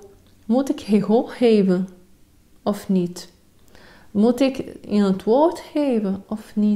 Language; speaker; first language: Dutch; non-native, fluent; Portuguese